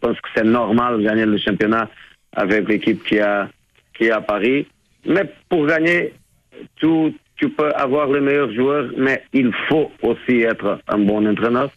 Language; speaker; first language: French; non-native, fluent; Portuguese